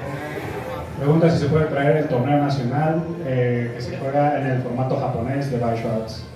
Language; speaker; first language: Spanish; native; Spanish